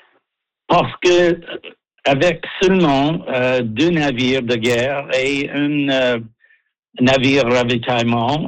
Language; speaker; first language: French; non-native, local second language; English